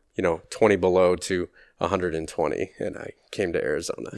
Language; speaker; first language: English; native; English